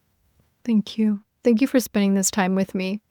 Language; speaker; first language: English; native; English